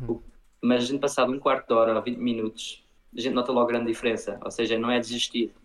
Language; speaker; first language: Portuguese; early bilingual, heritage; Portuguese